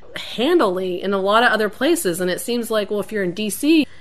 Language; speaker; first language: English; native; English